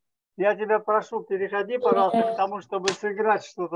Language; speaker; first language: Russian; native; Russian